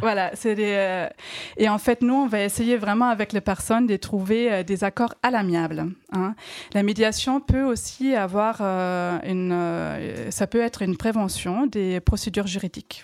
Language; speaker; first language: French; non-native, fluent; German